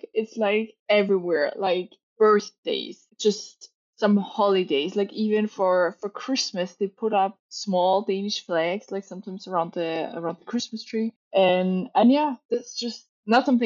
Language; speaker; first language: English; non-native, fluent; German